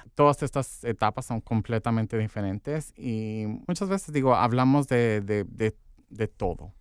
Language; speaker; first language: Spanish; early bilingual, heritage; Spanish